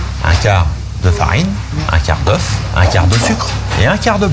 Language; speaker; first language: French; native; French